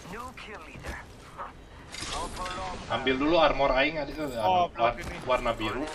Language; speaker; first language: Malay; non-native, local second language; Sundanese